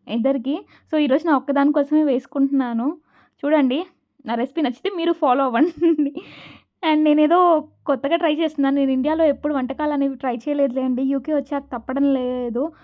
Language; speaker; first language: Telugu; non-native, local second language; Urdu